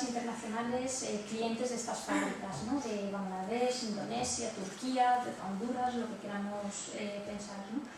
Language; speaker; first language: Spanish; native; Spanish